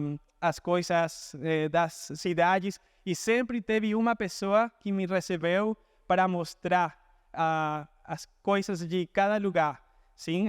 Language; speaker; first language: Portuguese; non-native, fluent; Spanish